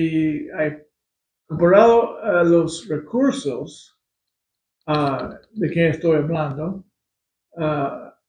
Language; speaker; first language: Spanish; non-native, fluent; English